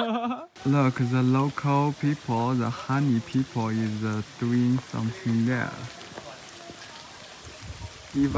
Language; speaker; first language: English; non-native, learner; Chinese